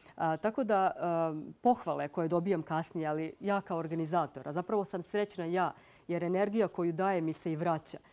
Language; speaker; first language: Croatian; native; Croatian